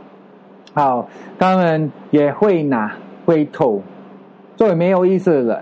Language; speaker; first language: Chinese; non-native, fluent; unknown